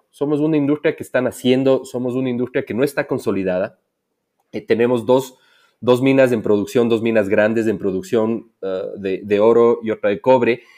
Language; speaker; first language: Spanish; native; Spanish